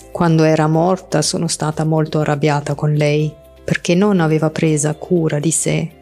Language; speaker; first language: Italian; non-native, fluent; German